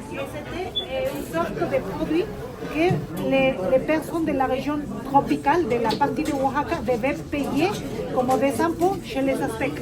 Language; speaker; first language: French; non-native, fluent; Spanish